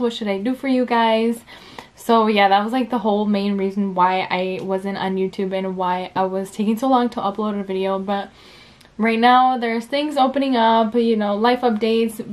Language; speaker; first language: English; early bilingual, other home language; Spanish